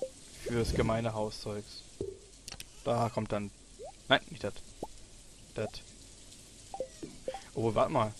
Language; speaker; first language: German; native; German